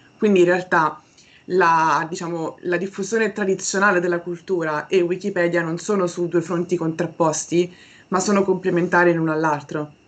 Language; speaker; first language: Italian; native; Italian